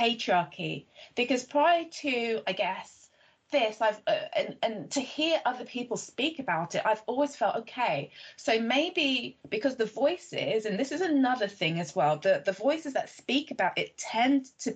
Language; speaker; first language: English; native; English